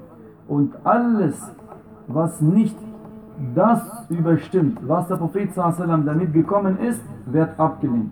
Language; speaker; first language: German; non-native, fluent; Arabic